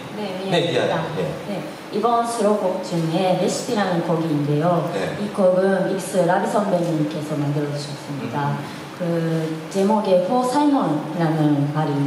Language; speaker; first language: Korean; non-native, learner; Japanese